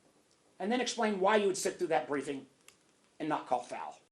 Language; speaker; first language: English; native; English